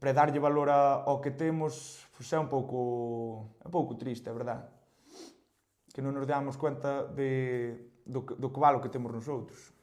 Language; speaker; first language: Galician; native; Galician